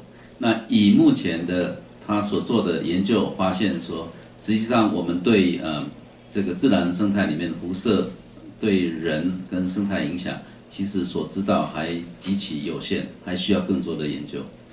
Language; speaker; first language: Chinese; native; Chinese